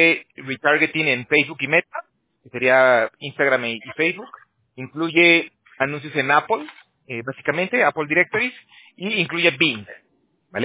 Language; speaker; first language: Spanish; native; Spanish